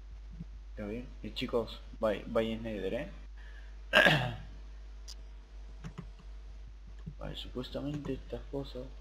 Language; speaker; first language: Spanish; native; Spanish